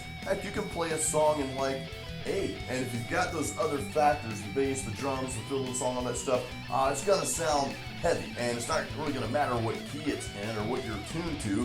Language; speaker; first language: English; native; English